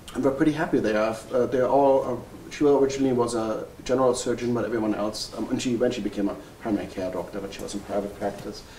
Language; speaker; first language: English; non-native, fluent; German